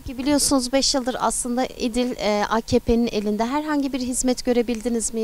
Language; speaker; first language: Turkish; native; Turkish